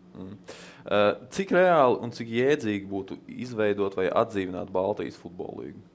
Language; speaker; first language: Latvian; native; Latvian